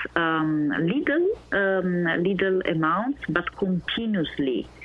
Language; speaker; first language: English; non-native, fluent; Italian